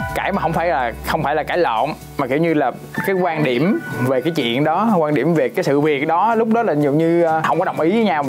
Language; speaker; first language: Vietnamese; native; Vietnamese